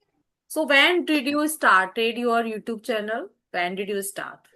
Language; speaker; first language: English; non-native, fluent; Hindi